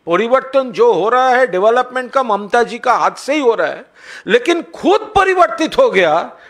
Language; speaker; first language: Hindi; non-native, local second language; Bangla